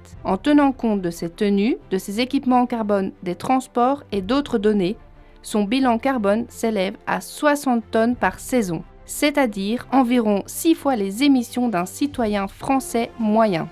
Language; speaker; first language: French; native; French